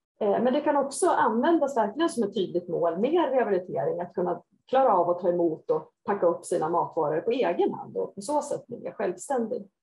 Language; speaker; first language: Swedish; native; Swedish